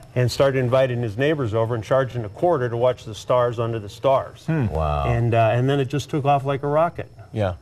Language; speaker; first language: English; native; English